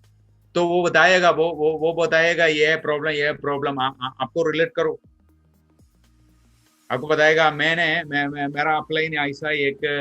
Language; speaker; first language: Hindi; non-native, local second language; Malayalam